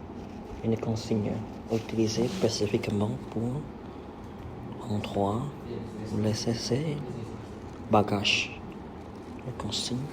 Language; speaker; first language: French; non-native, learner; Khmer